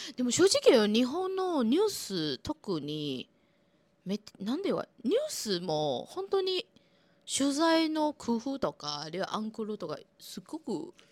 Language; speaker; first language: Japanese; non-native, fluent; Chinese